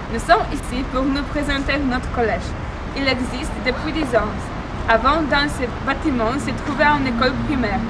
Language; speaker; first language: French; non-native, learner; Polish